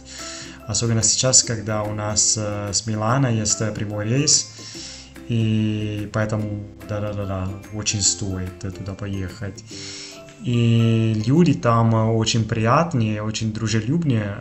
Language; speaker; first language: Russian; non-native, fluent; Italian